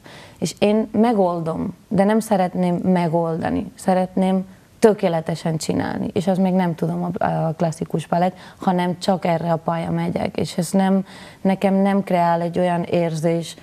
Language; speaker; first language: Hungarian; non-native, fluent; Spanish